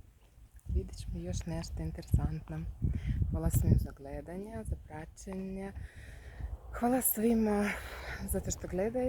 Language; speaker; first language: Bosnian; non-native, learner; Russian